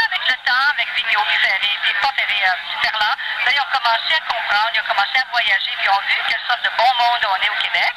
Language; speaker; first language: French; native; French